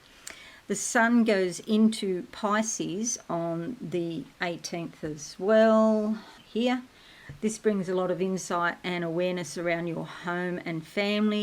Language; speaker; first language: English; native; English